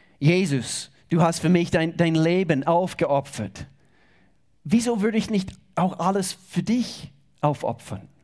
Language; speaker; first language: German; non-native, fluent; English